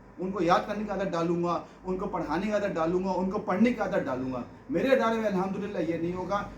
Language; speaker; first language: Urdu; native; Urdu